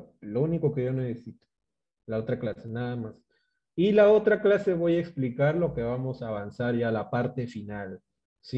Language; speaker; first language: Spanish; native; Spanish